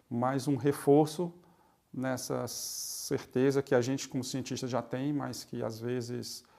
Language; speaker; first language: Portuguese; native; Portuguese